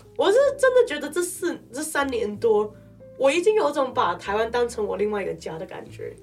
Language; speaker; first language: Chinese; non-native, local second language; Cantonese